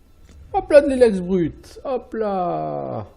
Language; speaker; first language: French; native; French